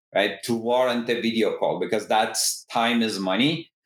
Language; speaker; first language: English; non-native, fluent; Turkish